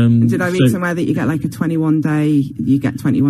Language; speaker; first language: English; native; English